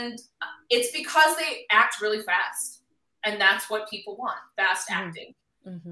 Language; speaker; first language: English; native; English